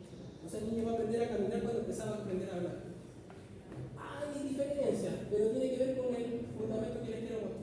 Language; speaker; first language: Spanish; native; Spanish